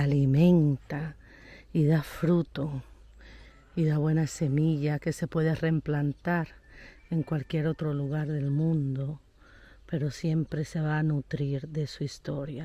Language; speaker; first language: Spanish; native; Spanish